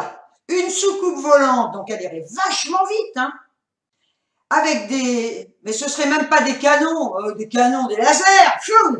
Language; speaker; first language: French; native; French